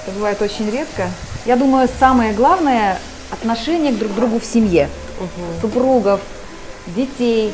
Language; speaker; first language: Russian; native; Russian